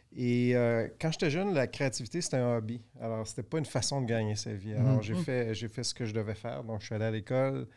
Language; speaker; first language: French; native; French